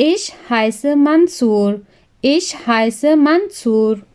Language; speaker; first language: German; non-native, learner; Urdu